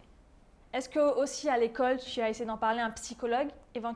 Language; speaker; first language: French; native; French